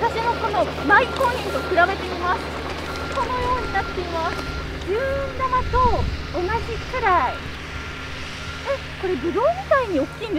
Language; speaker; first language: Japanese; native; Japanese